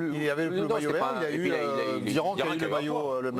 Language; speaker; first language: French; native; French